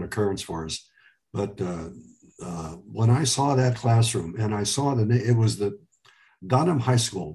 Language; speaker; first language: English; early bilingual, other home language; Arabic